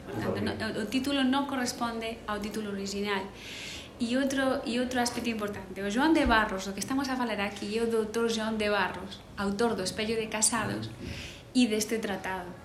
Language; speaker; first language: Galician; native; Galician